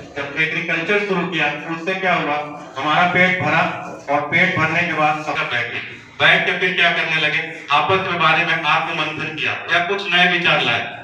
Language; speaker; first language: Hindi; native; Hindi